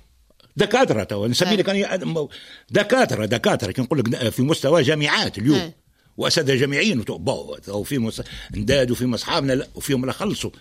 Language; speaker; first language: Arabic; native; Arabic